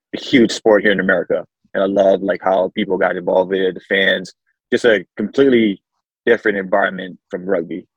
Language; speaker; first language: English; early bilingual, other home language; Samoan